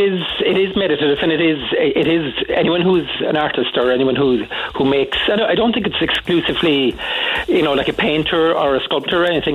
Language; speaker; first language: English; native; English